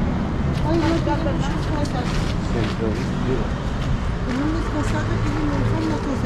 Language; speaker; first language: Spanish; non-native, learner; Filipino